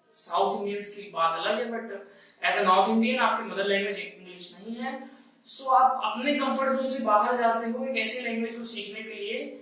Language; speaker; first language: Hindi; native; Hindi